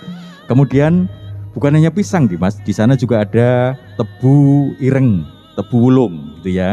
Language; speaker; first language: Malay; non-native, local second language; Javanese